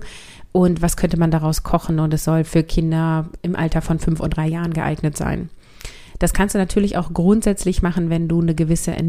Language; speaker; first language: German; native; German